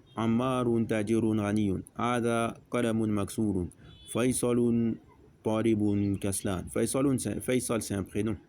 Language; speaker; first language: Arabic; non-native, fluent; French